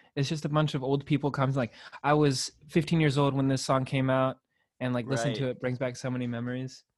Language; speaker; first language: English; native; English